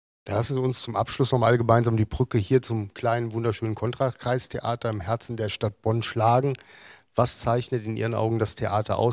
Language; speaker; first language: German; native; German